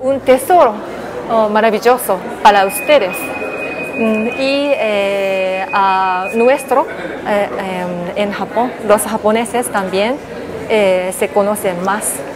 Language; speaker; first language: Spanish; non-native, learner; Japanese